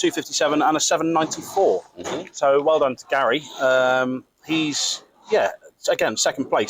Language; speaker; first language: English; native; English